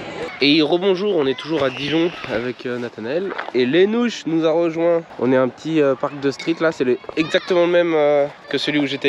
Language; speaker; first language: French; native; French